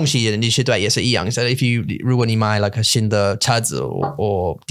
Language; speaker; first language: Chinese; non-native, learner; English